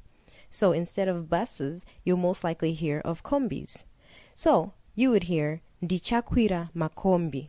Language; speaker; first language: English; non-native, local second language; Shona